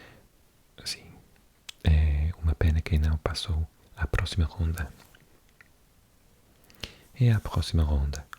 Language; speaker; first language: Portuguese; non-native, learner; English